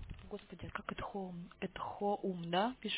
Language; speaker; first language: Russian; native; Russian